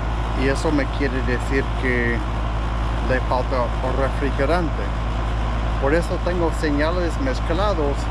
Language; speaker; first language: Spanish; non-native, fluent; English